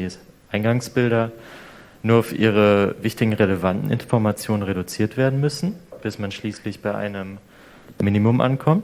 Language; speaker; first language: German; native; German